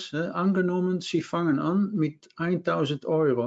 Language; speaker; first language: German; non-native, learner; Dutch